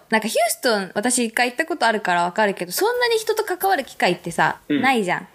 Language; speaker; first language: Japanese; native; Japanese